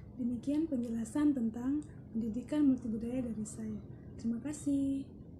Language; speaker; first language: Indonesian; native; Indonesian